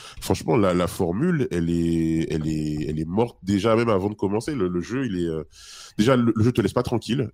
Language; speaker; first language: French; native; French